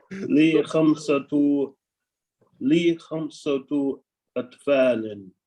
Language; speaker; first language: Arabic; non-native, learner; English